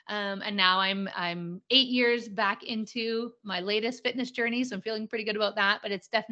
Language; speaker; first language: English; native; English